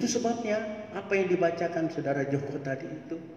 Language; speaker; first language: Malay; native; Malay